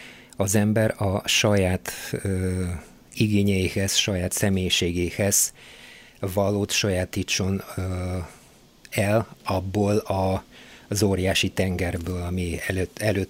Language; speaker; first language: Hungarian; non-native, fluent; Bulgarian